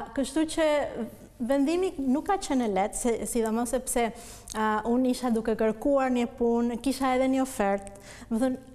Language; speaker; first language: Albanian; non-native, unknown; Spanish